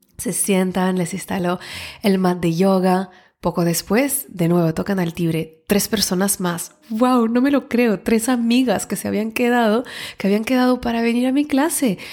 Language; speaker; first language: Spanish; non-native, fluent; French